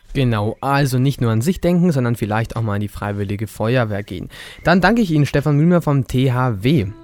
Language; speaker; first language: German; native; German